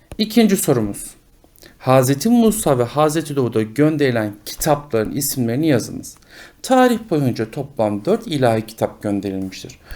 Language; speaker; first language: Turkish; native; Turkish